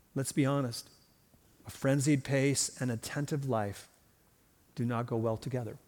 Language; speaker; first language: English; early bilingual, other home language; Swedish